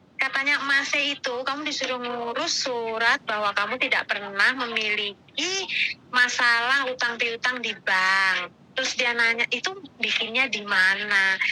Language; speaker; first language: Indonesian; non-native, local second language; Javanese